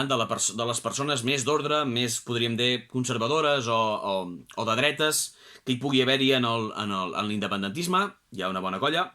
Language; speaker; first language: Catalan; native; Catalan